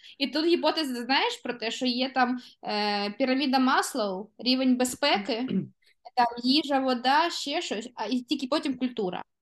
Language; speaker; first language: Ukrainian; non-native, local second language; Russian